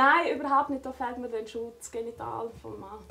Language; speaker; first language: German; native; German